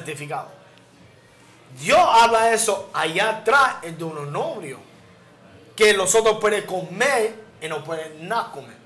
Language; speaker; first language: Spanish; non-native, learner; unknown